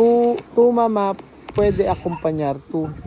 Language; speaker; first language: Spanish; non-native, learner; Filipino